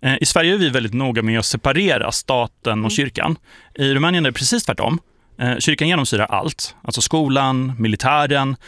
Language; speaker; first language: Swedish; early bilingual, other home language; Polish